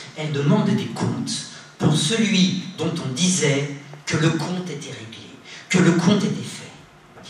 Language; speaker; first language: French; native; French